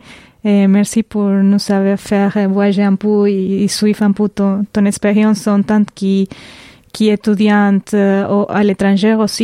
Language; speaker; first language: French; non-native, fluent; Spanish